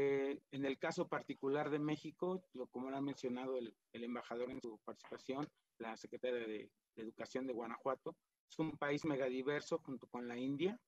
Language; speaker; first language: Spanish; native; Spanish